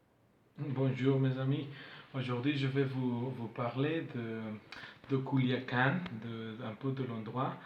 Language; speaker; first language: French; non-native, fluent; Spanish